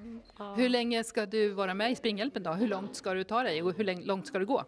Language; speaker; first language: Swedish; native; Swedish